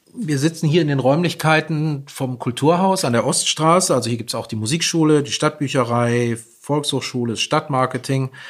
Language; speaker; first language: German; native; German